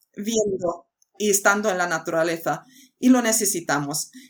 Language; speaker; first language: Spanish; non-native, fluent; Swedish